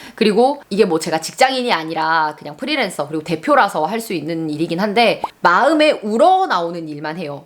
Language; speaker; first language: Korean; native; Korean